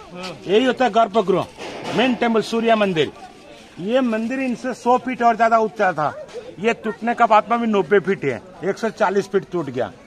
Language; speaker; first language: Hindi; non-native, local second language; Odia